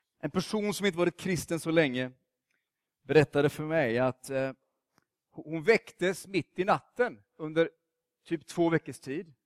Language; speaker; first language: Swedish; native; Swedish